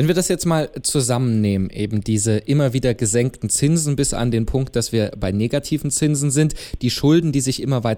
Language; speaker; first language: German; native; German